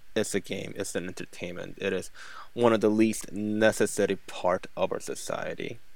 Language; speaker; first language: English; non-native, fluent; Korean